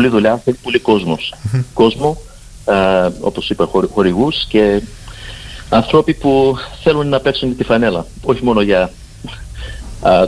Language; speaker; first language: Greek; early bilingual, heritage; Greek